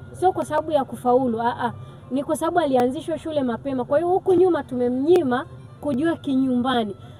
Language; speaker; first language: Swahili; non-native, local second language; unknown